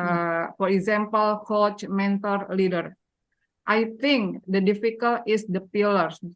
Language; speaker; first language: English; non-native, learner; Indonesian